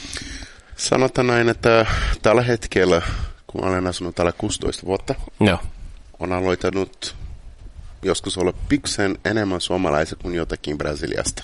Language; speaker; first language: Finnish; non-native, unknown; Portuguese